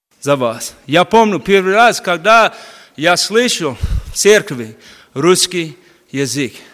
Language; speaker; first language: Russian; non-native, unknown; English